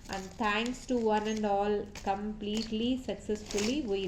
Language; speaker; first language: English; non-native, local second language; Telugu